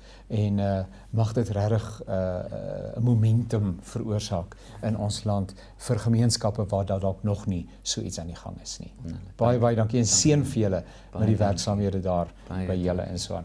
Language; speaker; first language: Afrikaans; native; Afrikaans